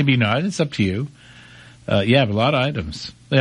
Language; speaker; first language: English; native; English